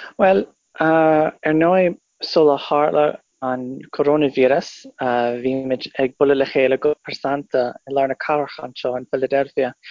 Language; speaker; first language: Irish; non-native, learner; English